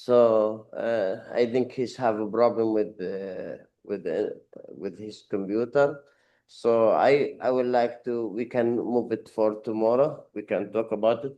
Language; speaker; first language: English; non-native, learner; Arabic